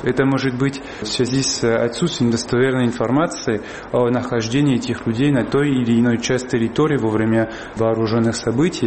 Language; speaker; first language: Russian; non-native, fluent; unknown